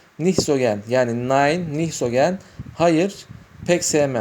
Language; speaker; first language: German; non-native, learner; Turkish